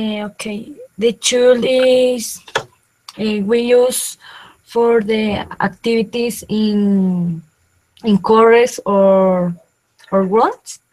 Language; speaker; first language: English; non-native, learner; Spanish